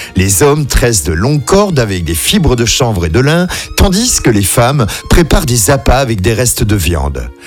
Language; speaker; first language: French; native; French